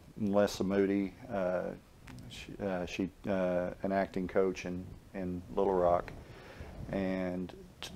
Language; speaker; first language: English; native; English